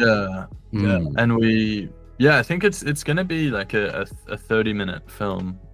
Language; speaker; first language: English; native; English